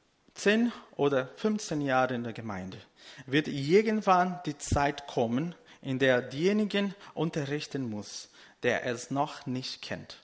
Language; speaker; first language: German; non-native, fluent; Portuguese